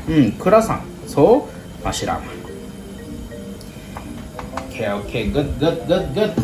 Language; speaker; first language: Indonesian; non-native, learner; Japanese